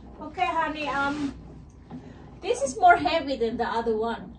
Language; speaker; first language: English; non-native, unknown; Indonesian